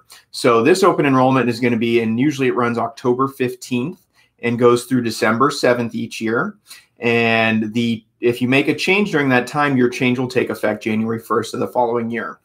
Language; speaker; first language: English; native; English